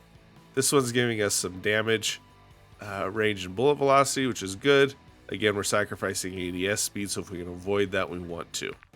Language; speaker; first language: English; native; English